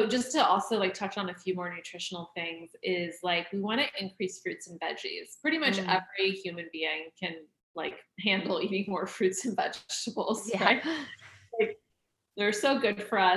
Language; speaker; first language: English; native; English